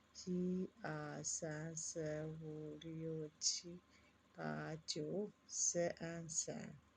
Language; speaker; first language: Chinese; non-native, learner; Burmese